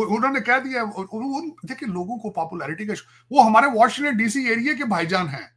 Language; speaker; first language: Urdu; native; Urdu